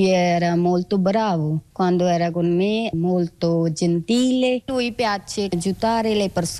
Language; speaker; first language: Italian; non-native, learner; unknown